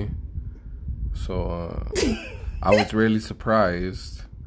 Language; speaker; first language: English; native; English